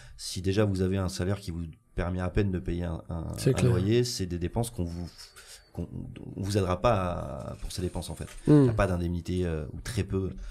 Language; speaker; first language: French; native; French